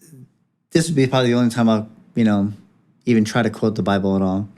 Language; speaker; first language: English; native; English